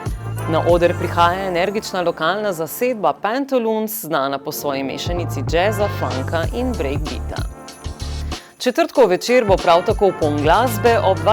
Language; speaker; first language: Slovenian; native; Slovenian